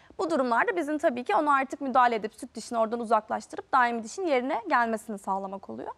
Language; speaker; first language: Turkish; native; Turkish